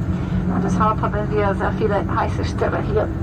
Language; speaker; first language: German; non-native, fluent; Spanish